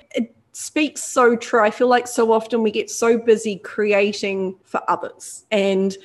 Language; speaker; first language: English; native; English